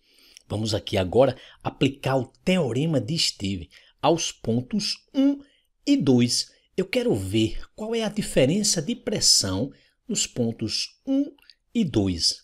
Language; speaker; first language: Portuguese; native; Portuguese